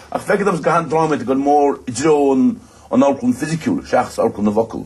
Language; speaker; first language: Irish; native; Irish